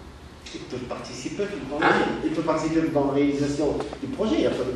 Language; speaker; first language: French; non-native, local second language; Arabic